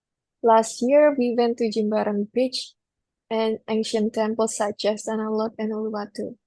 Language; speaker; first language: English; non-native, fluent; Indonesian